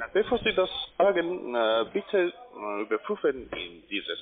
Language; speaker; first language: German; non-native, learner; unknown